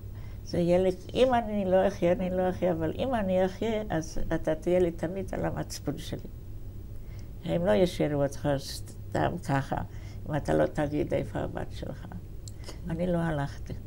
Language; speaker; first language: Hebrew; non-native, fluent; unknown